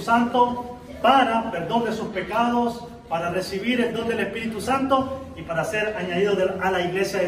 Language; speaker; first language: Spanish; native; Spanish